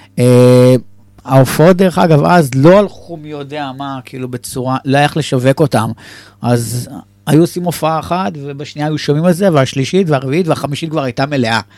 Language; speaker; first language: Hebrew; native; Hebrew